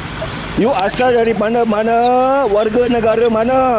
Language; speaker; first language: Malay; native; Malay